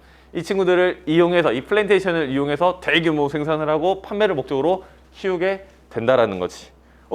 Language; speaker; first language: Korean; native; Korean